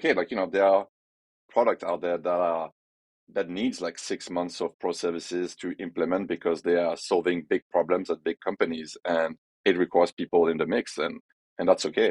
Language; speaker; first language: English; non-native, fluent; French